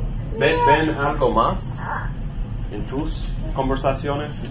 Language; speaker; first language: Spanish; non-native, learner; English